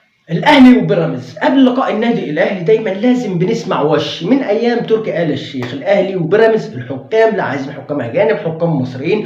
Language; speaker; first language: Arabic; native; Arabic